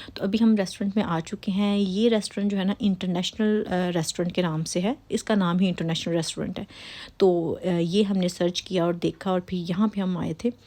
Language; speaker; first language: Urdu; native; Urdu